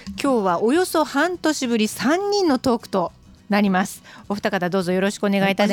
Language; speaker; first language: Japanese; native; Japanese